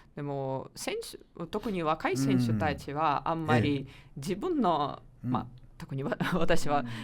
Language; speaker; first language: Japanese; non-native, learner; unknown